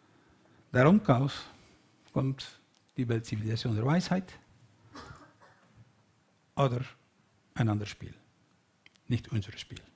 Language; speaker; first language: German; non-native, learner; Dutch